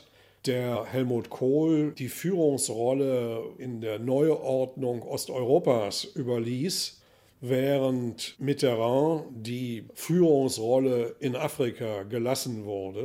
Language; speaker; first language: German; native; German